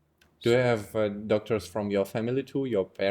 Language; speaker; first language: English; non-native, fluent; Russian